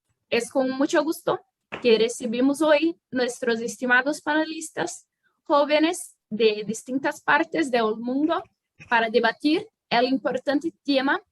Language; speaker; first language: Spanish; non-native, fluent; Portuguese